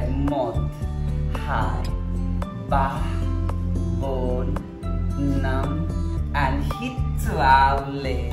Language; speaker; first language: Vietnamese; non-native, learner; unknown